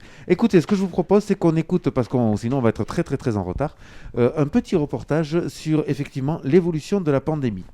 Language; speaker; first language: French; native; French